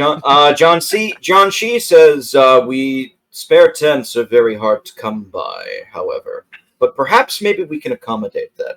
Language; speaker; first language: English; native; English